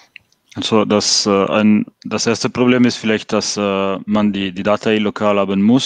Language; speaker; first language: German; non-native, fluent; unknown